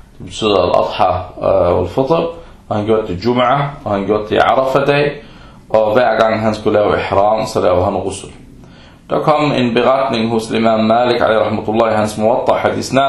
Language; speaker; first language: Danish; early bilingual, other home language; Arabic